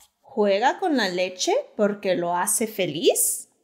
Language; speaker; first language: Spanish; early bilingual, heritage; Spanish